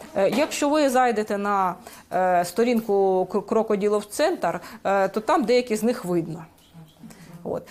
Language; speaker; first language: Ukrainian; native; Ukrainian